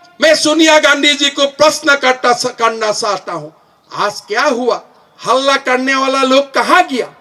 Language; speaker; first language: Hindi; non-native, local second language; Assamese